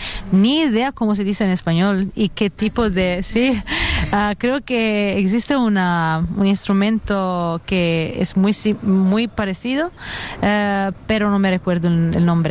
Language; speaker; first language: Spanish; non-native, fluent; Italian